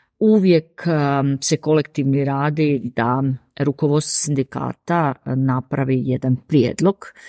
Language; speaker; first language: Serbian; native; Serbian